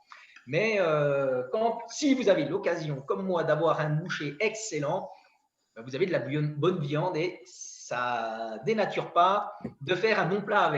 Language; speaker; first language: French; native; French